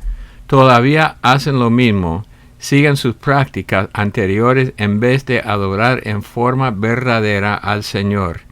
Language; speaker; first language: Spanish; native; Spanish